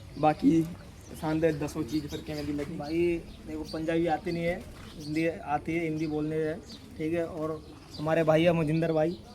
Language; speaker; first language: Hindi; non-native, local second language; Punjabi